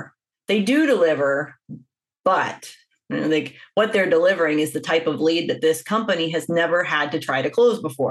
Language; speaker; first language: English; native; English